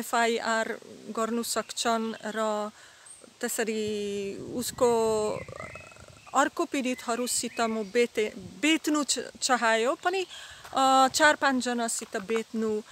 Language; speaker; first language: Nepali; non-native, learner; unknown